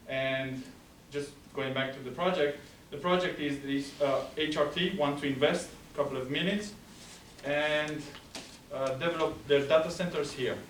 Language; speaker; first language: English; non-native, fluent; Romanian